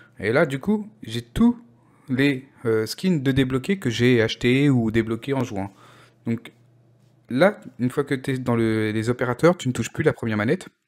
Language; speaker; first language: French; native; French